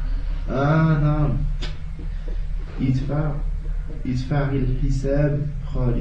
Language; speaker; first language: Arabic; non-native, learner; French